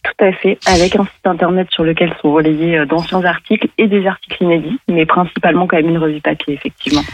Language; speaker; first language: French; native; French